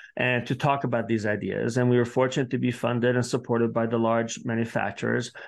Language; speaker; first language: English; early bilingual, other home language; Italian